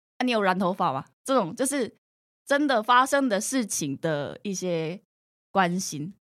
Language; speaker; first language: Chinese; non-native, fluent; Korean